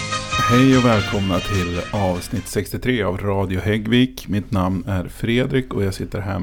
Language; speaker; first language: Swedish; native; Swedish